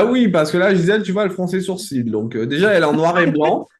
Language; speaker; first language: French; native; French